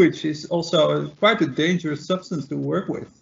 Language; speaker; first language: English; non-native, fluent; Dutch